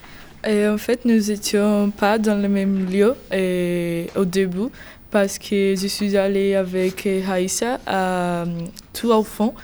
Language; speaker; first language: French; non-native, learner; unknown